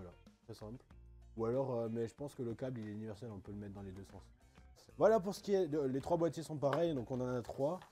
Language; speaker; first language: French; native; French